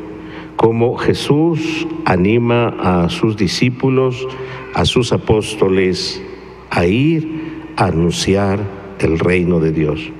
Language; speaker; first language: Spanish; native; Spanish